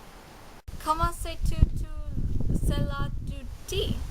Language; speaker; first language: French; non-native, learner; English